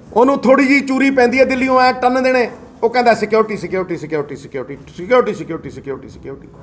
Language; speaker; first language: Hindi; non-native, local second language; Punjabi